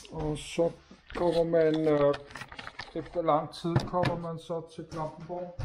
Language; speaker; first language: Danish; native; Danish